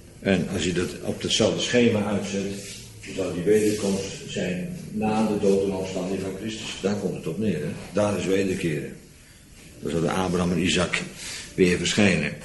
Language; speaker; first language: Dutch; native; Dutch